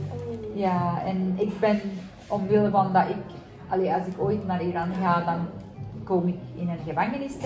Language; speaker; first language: Dutch; non-native, fluent; Persian